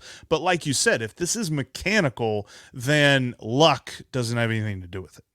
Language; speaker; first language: English; native; English